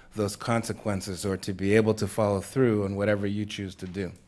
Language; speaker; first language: English; native; English